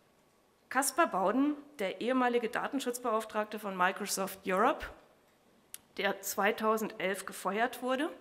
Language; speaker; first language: German; native; German